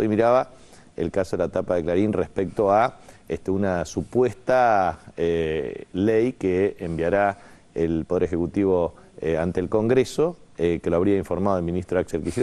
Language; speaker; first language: Spanish; native; Spanish